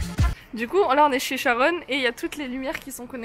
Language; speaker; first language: French; native; French